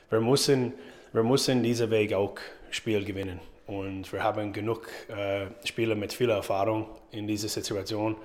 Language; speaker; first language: German; non-native, learner; English